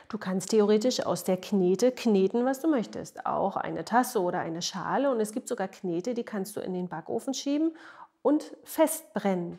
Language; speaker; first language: German; native; German